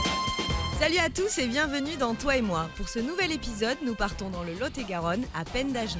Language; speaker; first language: French; native; French